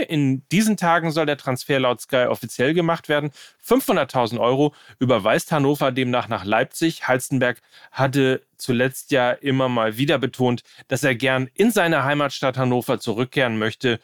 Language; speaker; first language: German; native; German